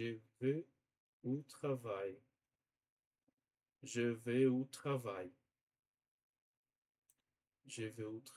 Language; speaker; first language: French; non-native, learner; Portuguese